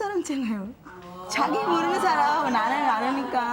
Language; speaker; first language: Korean; non-native, learner; Sinhala